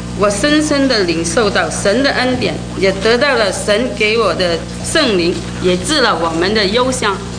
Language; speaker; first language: Chinese; non-native, local second language; Cantonese